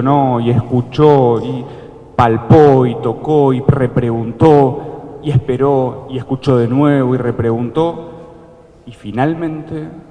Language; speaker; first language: Spanish; native; Spanish